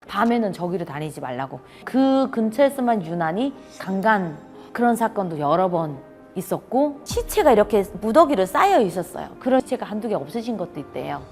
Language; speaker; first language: Korean; native; Korean